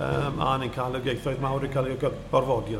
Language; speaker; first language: Welsh; native; Welsh